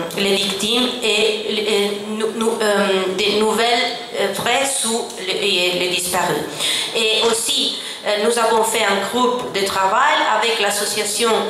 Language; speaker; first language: French; non-native, fluent; Italian